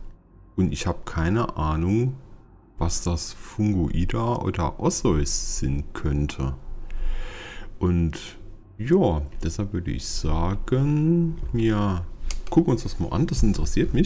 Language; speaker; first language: German; native; German